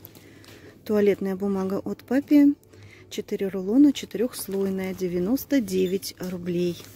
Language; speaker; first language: Russian; native; Russian